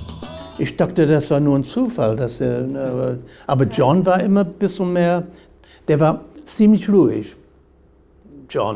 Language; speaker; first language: German; non-native, fluent; English